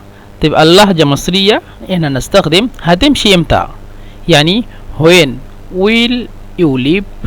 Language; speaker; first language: Arabic; non-native, fluent; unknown